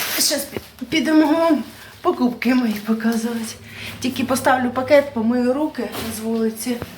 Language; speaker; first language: Ukrainian; non-native, local second language; Russian